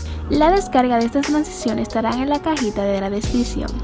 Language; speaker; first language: Spanish; native; Spanish